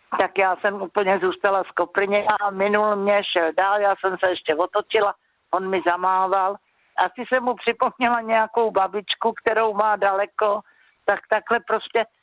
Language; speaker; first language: Czech; native; Czech